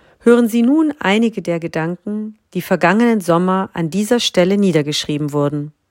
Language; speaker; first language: German; native; German